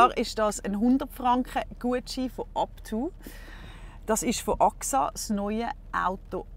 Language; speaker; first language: German; native; German